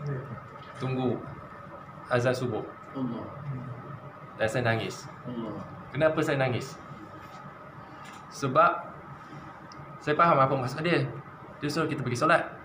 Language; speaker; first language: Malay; non-native, local second language; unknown